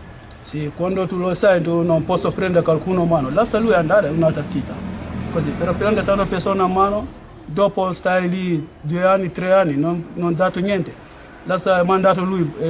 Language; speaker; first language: Italian; non-native, learner; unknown